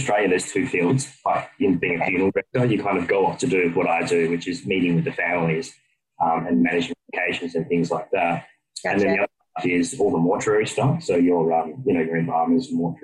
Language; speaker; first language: English; native; English